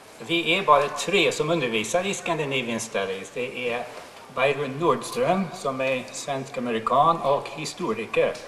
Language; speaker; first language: Swedish; non-native, fluent; English